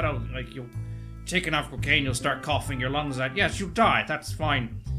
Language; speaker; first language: English; native; English